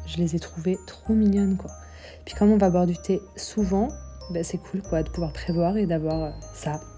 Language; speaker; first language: French; native; French